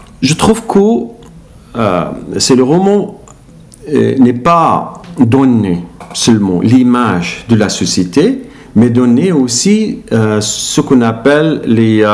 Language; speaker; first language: French; non-native, learner; Arabic